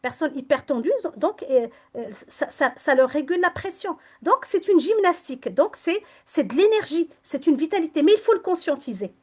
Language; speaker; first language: French; non-native, local second language; Arabic